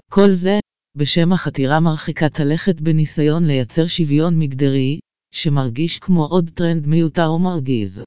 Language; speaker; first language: Hebrew; native; Hebrew